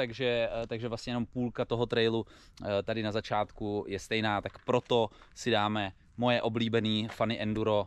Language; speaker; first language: Czech; native; Czech